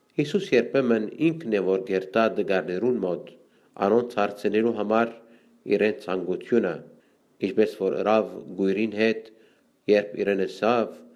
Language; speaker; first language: Armenian; early bilingual, heritage; Armenian